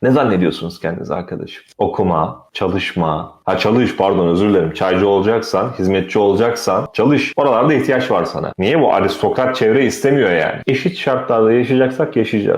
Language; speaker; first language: Turkish; native; Turkish